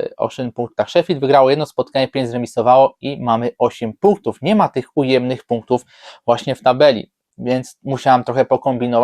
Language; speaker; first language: Polish; native; Polish